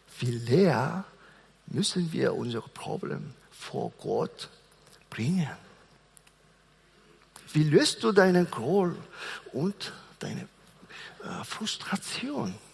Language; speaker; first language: German; non-native, fluent; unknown